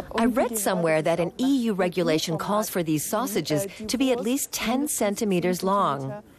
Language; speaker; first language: English; non-native, fluent; Ukrainian